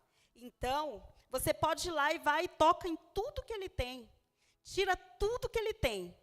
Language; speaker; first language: Portuguese; native; Portuguese